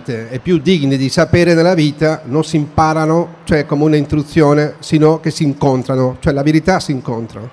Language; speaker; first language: Italian; non-native, fluent; Spanish